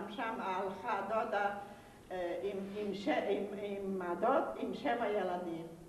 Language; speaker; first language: Hebrew; non-native, fluent; Yiddish